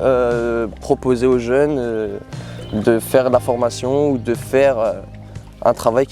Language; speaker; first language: French; native; French